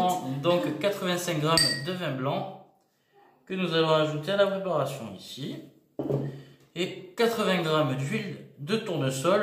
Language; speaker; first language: French; native; French